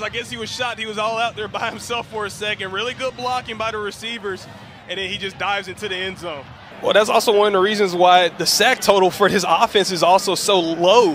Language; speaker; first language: English; native; English